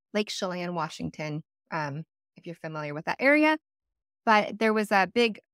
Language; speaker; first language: English; native; English